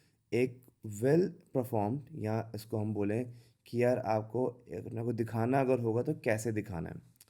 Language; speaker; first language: Hindi; native; Hindi